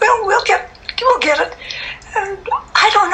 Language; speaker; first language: English; native; English